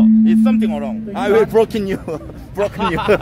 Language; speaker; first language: English; non-native, learner; Korean